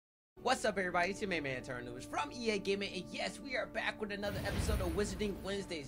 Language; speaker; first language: English; native; English